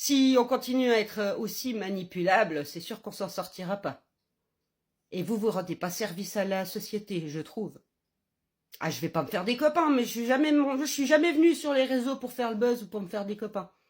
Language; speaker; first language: French; native; French